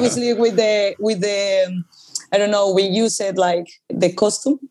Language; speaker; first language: English; non-native, learner; Spanish